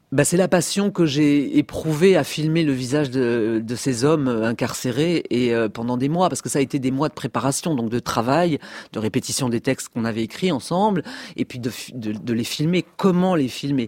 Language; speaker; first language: French; native; French